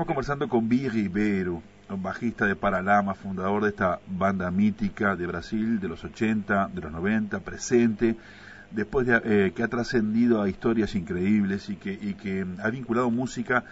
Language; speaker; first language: Spanish; native; Spanish